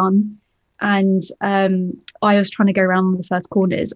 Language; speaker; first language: English; native; English